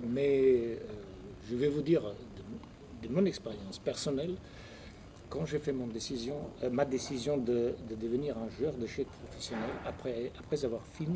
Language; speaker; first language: French; non-native, fluent; Croatian